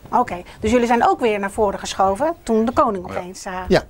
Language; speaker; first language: Dutch; native; Dutch